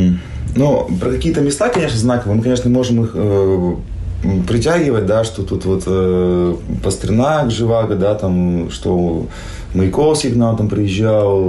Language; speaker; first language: Russian; native; Russian